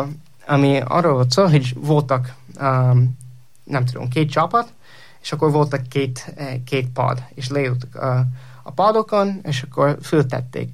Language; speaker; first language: Hungarian; non-native, learner; English